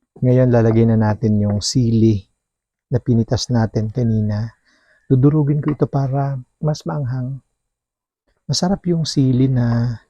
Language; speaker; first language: Filipino; non-native, local second language; Bikol